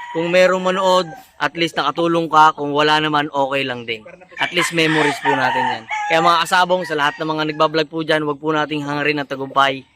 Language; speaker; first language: Filipino; native; Filipino